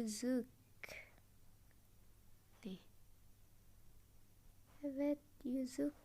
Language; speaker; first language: Turkish; non-native, fluent; Indonesian